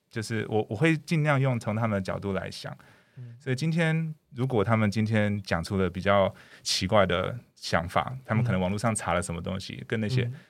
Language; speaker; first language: Chinese; non-native, fluent; English